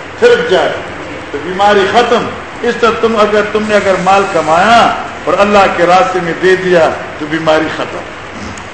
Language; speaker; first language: Urdu; non-native, local second language; Pashto